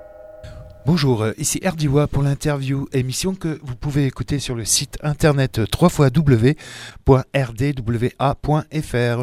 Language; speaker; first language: French; native; French